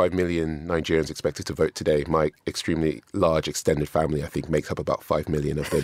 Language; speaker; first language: English; non-native, local second language; Yoruba